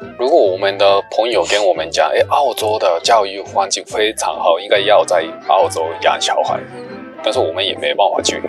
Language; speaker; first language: Chinese; non-native, fluent; Japanese